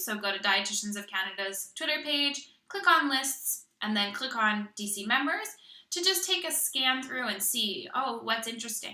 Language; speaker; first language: English; native; English